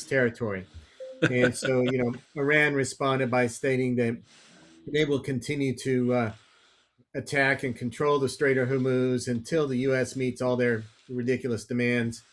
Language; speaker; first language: English; native; English